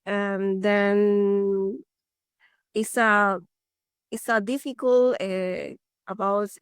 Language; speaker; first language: English; non-native, learner; Spanish